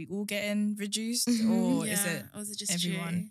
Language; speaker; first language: English; native; English